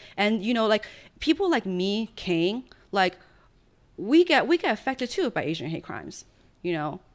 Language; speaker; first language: English; early bilingual, other home language; Chinese